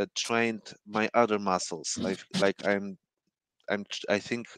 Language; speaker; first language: English; non-native, fluent; Polish